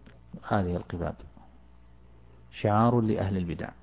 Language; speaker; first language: Arabic; native; Arabic